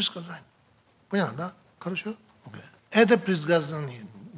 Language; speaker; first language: Russian; non-native, learner; Tibetan